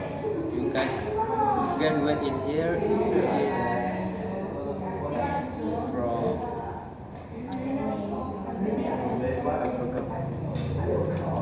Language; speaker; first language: English; non-native, learner; Indonesian